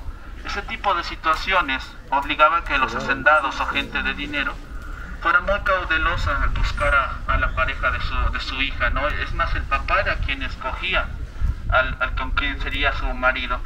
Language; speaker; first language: Spanish; native; Spanish